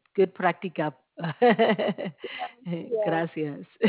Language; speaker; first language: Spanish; non-native, learner; English